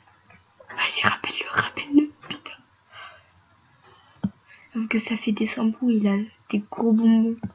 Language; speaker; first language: French; native; French